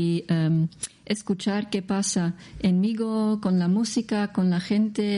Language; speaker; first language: Spanish; non-native, learner; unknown